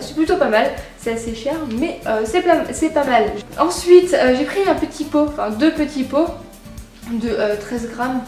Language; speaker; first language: French; native; French